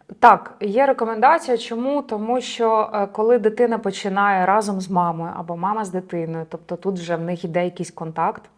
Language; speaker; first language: Ukrainian; native; Ukrainian